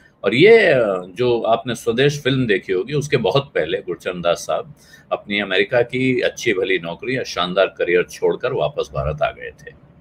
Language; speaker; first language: Hindi; native; Hindi